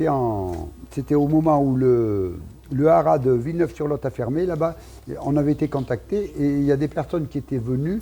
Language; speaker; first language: French; native; French